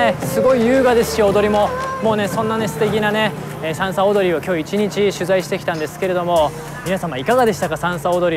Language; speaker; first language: Japanese; native; Japanese